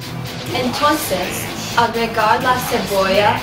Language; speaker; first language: Spanish; non-native, learner; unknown